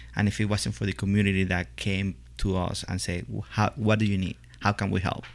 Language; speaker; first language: English; non-native, fluent; Spanish